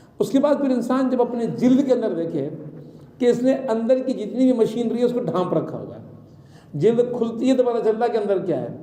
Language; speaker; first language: Urdu; non-native, local second language; Sindhi